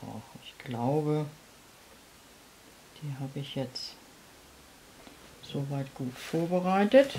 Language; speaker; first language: German; native; German